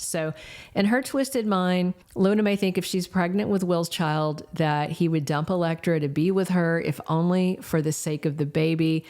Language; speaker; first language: English; native; English